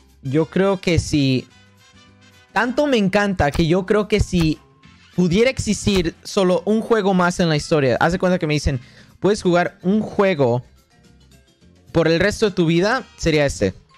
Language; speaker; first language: Spanish; early bilingual, heritage; Spanish